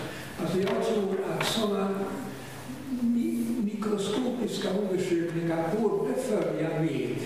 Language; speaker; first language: Swedish; non-native, fluent; German